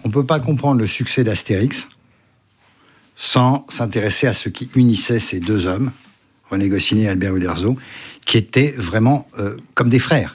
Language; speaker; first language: French; native; French